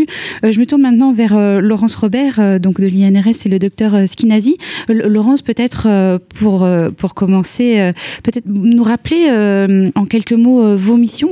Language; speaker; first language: French; native; French